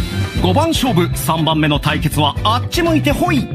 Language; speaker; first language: Japanese; native; Japanese